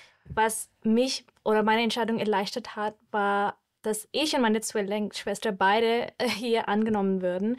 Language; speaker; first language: German; non-native, fluent; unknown